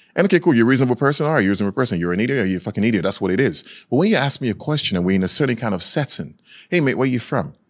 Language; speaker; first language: English; non-native, local second language; Yoruba